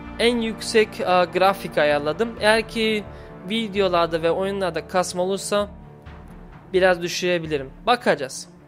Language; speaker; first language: Turkish; early bilingual, heritage; Turkish